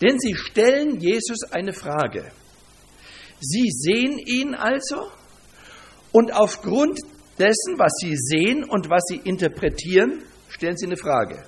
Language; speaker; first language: German; native; German